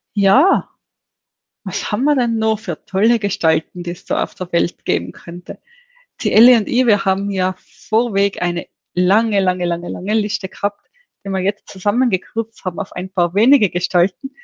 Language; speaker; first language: German; native; German